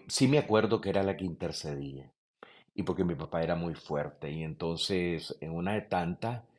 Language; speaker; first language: Spanish; native; Spanish